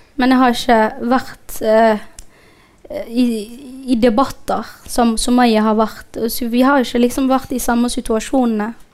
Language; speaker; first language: Norwegian; non-native, fluent; Somali